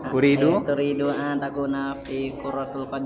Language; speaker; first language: Arabic; non-native, learner; Indonesian